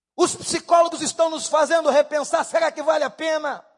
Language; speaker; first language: Portuguese; native; Portuguese